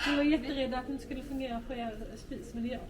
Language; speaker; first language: Swedish; native; Swedish